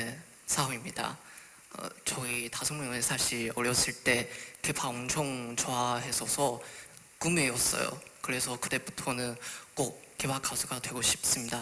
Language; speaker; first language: Korean; non-native, learner; Chinese